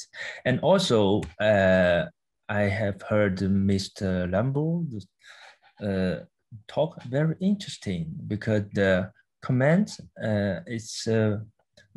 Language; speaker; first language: English; non-native, fluent; Chinese